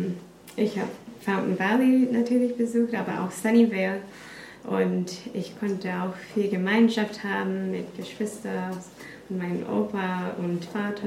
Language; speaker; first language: German; non-native, fluent; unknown